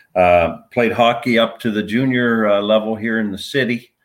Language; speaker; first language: English; native; English